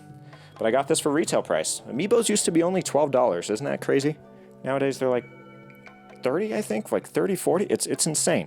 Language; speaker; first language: English; native; English